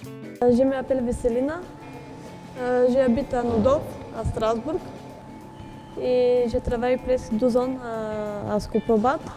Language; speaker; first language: French; non-native, learner; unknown